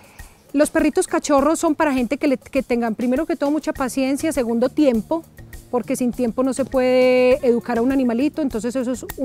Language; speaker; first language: Spanish; native; Spanish